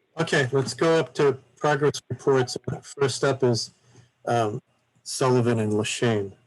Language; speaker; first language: English; native; English